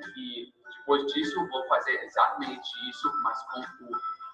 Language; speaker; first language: Portuguese; non-native, fluent; English